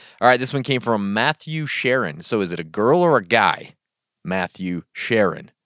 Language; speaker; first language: English; native; English